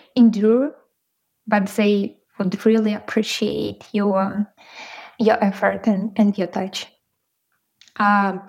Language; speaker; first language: English; non-native, fluent; Ukrainian